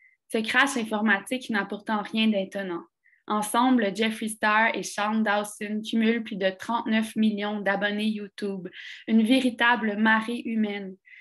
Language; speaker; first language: French; native; French